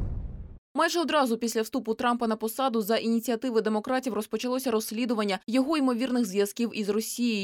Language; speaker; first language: Ukrainian; native; Ukrainian